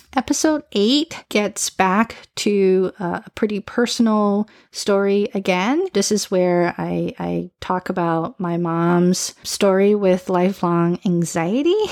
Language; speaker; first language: English; early bilingual, other home language; Chinese